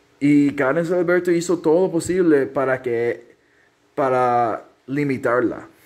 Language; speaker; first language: Spanish; early bilingual, heritage; Spanish